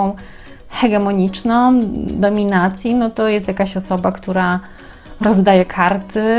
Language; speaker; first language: Polish; native; Polish